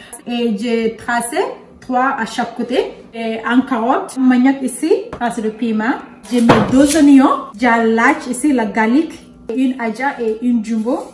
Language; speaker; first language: French; non-native, learner; Soninke